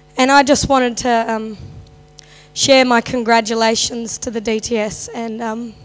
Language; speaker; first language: English; native; English